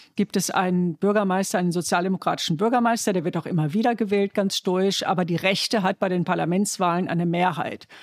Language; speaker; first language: German; native; German